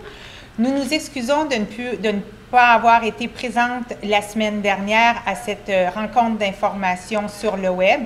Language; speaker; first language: French; native; French